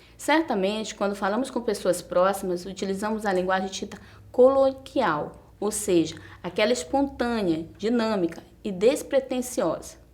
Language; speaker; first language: Portuguese; native; Portuguese